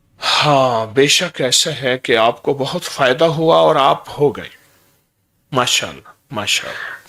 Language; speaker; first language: Urdu; native; Urdu